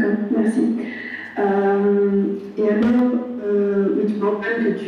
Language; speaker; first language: French; native; French